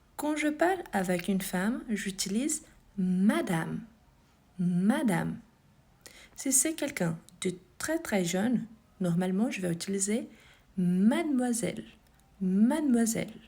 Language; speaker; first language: French; non-native, fluent; Portuguese